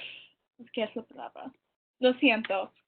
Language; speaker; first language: Spanish; non-native, learner; English